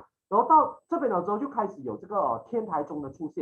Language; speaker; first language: Chinese; native; Chinese